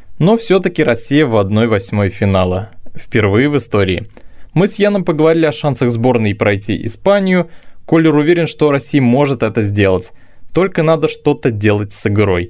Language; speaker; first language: Russian; native; Russian